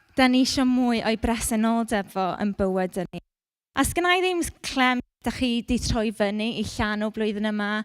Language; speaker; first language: Welsh; non-native, local second language; English